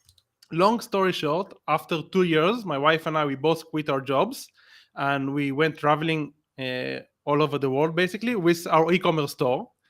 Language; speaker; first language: English; non-native, fluent; Hebrew